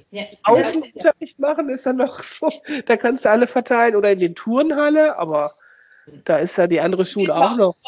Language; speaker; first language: German; native; German